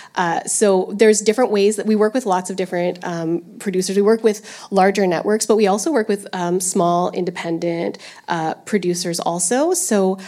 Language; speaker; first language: English; native; English